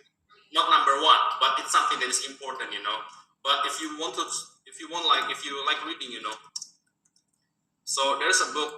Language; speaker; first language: English; non-native, fluent; Indonesian